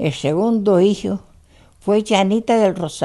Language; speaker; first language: Spanish; native; Spanish